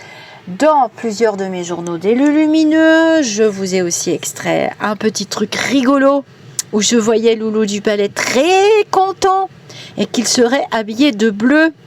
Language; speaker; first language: French; native; French